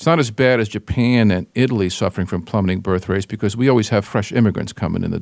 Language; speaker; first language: English; native; English